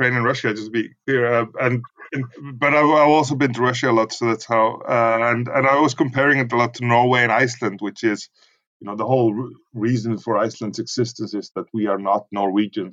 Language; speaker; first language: English; non-native, fluent; Icelandic